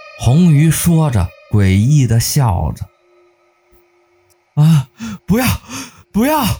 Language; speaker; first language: Chinese; native; Chinese